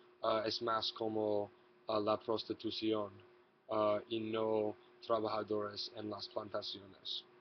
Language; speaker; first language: Spanish; non-native, learner; English